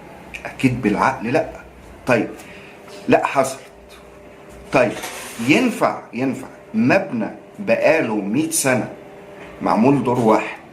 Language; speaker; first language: Arabic; native; Arabic